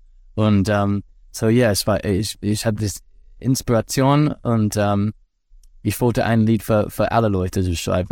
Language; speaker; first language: German; non-native, learner; English